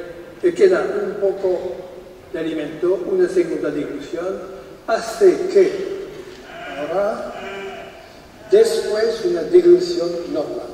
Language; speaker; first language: Spanish; non-native, fluent; French